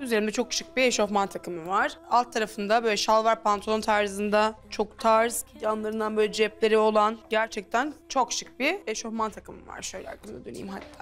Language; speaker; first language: Turkish; native; Turkish